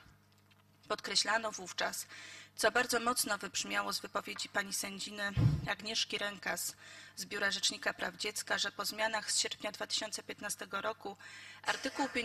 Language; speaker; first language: Polish; native; Polish